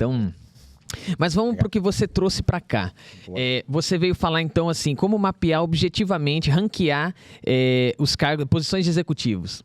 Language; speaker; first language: Portuguese; native; Portuguese